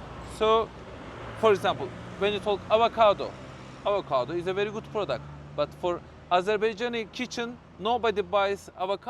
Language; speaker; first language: English; non-native, fluent; Turkish